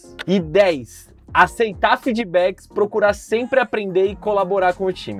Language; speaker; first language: Portuguese; native; Portuguese